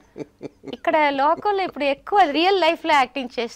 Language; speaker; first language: Telugu; non-native, local second language; Tamil